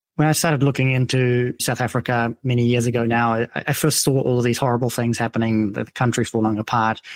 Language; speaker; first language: English; non-native, fluent; Dutch